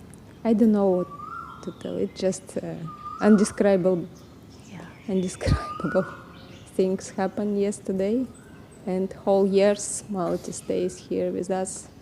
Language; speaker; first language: English; non-native, learner; Russian